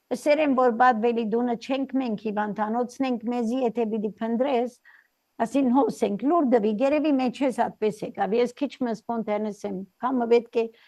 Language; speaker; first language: Armenian; early bilingual, heritage; Armenian